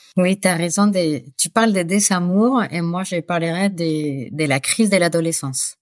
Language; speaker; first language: French; non-native, fluent; Spanish